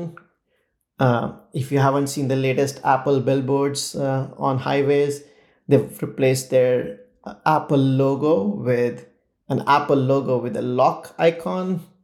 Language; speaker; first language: English; non-native, local second language; Hindi